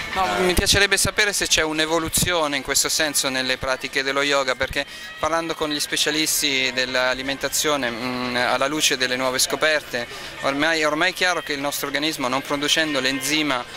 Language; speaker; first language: Italian; native; Italian